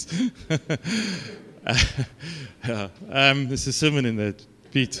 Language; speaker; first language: English; non-native, local second language; Afrikaans